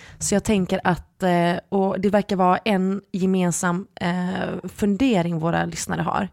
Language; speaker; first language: Swedish; early bilingual, other home language; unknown